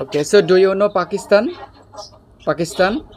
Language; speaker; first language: English; non-native, learner; Bangla